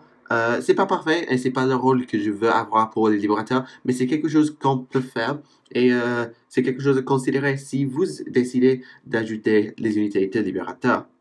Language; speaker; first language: French; non-native, fluent; English